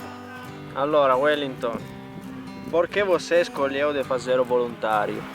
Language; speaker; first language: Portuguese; non-native, learner; Italian